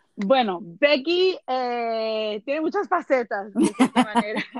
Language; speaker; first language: Spanish; early bilingual, heritage; Spanish